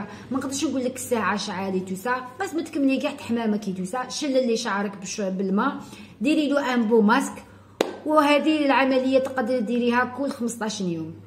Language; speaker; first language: Arabic; native; Arabic